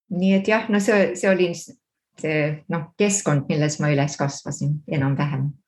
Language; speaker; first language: Estonian; early bilingual, heritage; Estonian